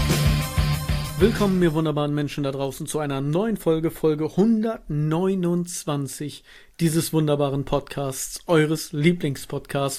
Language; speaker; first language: German; native; German